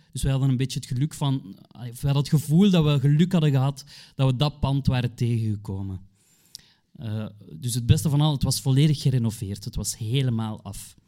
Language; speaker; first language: Dutch; native; Dutch